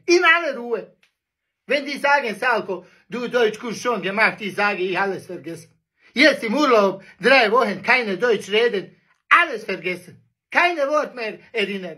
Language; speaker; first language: German; non-native, learner; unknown